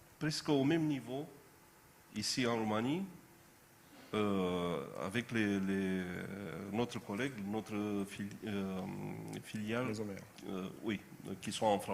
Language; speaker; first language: French; non-native, fluent; Romanian